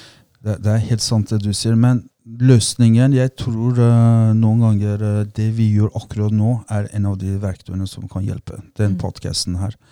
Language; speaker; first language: Norwegian; non-native, fluent; Persian